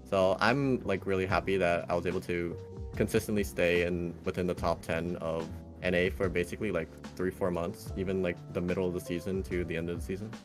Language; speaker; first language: English; native; English